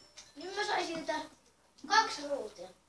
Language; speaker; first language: Finnish; native; Finnish